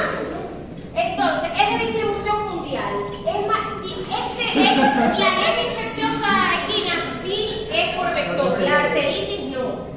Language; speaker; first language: Spanish; native; Spanish